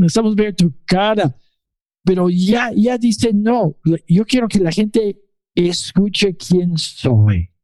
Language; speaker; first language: Spanish; non-native, fluent; English